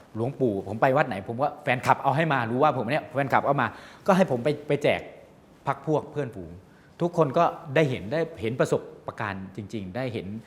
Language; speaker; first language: Thai; native; Thai